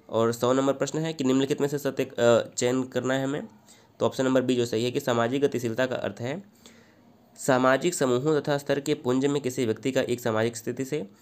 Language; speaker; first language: Hindi; native; Hindi